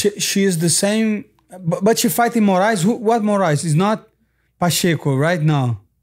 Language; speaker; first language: English; non-native, fluent; Portuguese